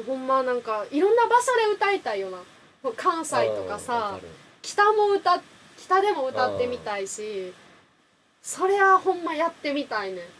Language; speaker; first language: Japanese; native; Japanese